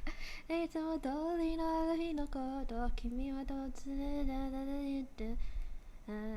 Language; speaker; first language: Japanese; non-native, learner; English